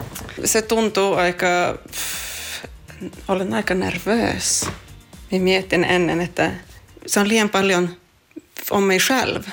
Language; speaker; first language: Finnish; non-native, local second language; Swedish